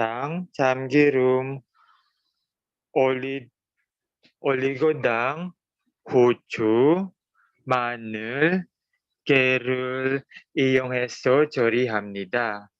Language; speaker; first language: Korean; non-native, learner; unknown